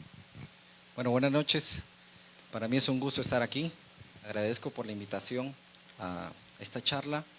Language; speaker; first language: Spanish; native; Spanish